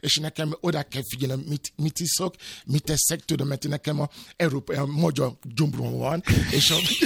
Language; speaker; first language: Hungarian; non-native, fluent; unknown